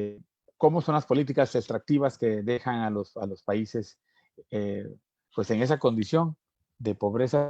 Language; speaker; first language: Spanish; native; Spanish